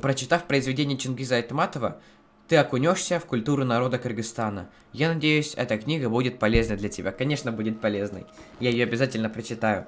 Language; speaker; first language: Russian; native; Russian